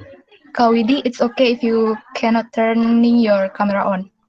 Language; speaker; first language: English; non-native, local second language; Indonesian